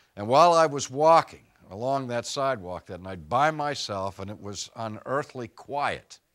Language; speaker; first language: English; native; English